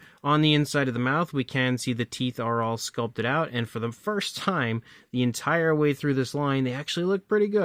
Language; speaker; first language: English; native; English